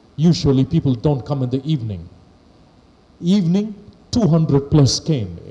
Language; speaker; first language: English; non-native, local second language; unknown